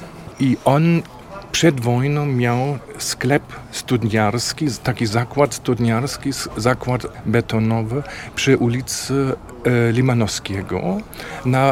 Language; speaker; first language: Polish; non-native, fluent; German